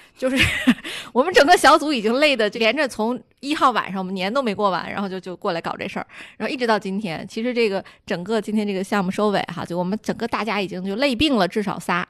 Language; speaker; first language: Chinese; native; Chinese